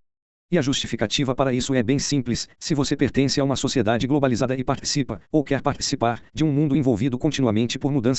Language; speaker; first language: Portuguese; native; Portuguese